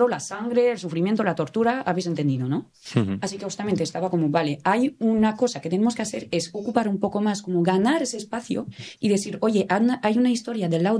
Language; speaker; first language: Spanish; non-native, fluent; French